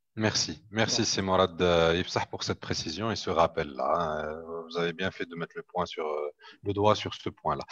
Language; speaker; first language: French; non-native, local second language; Arabic